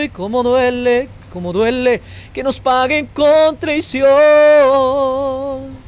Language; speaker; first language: Spanish; native; Spanish